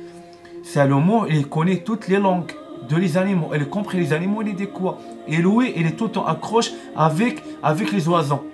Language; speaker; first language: French; non-native, learner; Arabic